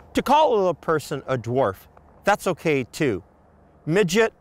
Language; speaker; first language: English; native; English